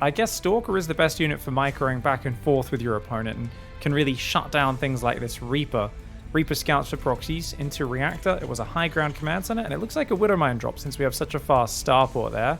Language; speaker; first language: English; native; English